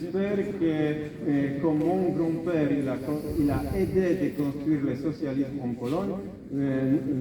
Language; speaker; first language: French; non-native, fluent; Polish